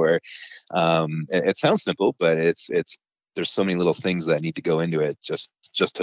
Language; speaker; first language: English; native; English